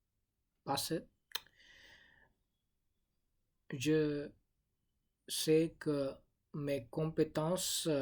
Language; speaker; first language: French; non-native, learner; English